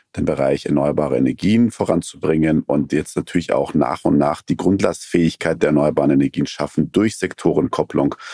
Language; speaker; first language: German; early bilingual, other home language; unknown